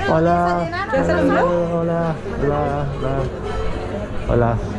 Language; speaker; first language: Spanish; non-native, learner; English